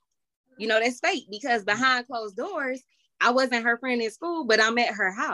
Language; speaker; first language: English; native; English